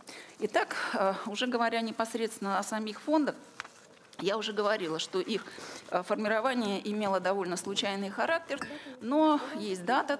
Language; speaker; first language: Russian; native; Russian